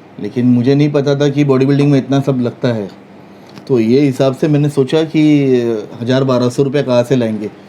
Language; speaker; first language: Hindi; non-native, local second language; Marathi